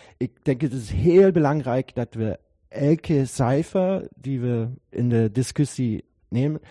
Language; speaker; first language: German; non-native, learner; Dutch